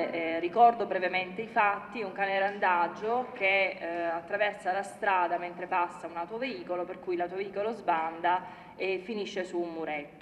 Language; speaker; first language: Italian; native; Italian